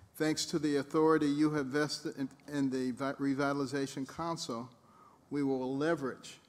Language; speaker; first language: English; native; English